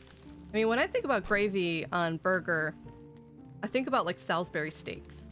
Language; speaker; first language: English; native; English